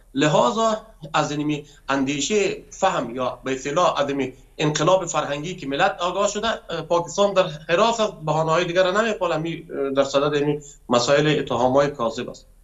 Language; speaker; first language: Persian; non-native, local second language; Pashto